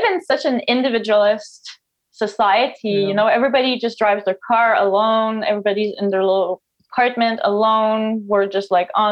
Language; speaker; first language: English; non-native, fluent; French